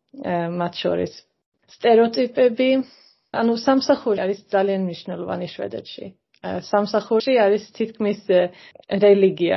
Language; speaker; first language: Georgian; early bilingual, heritage; Georgian